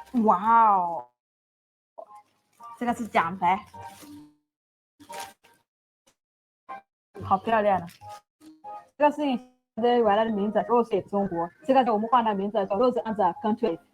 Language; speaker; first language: Chinese; non-native, learner; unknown